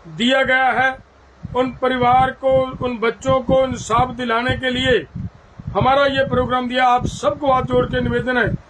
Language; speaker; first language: Hindi; native; Hindi